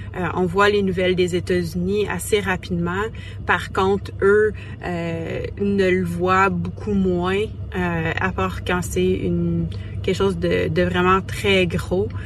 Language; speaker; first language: French; native; French